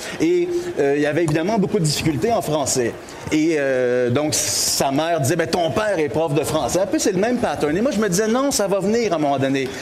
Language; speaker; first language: French; native; French